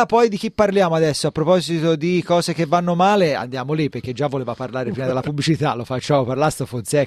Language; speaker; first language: Italian; native; Italian